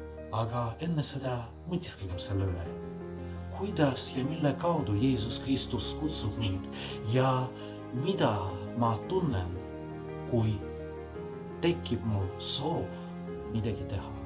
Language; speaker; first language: Estonian; non-native, fluent; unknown